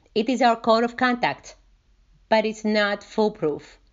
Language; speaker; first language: English; non-native, fluent; Greek